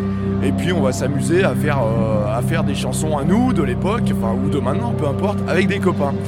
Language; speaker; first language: French; native; French